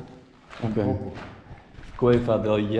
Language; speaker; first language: Spanish; non-native, learner; Dutch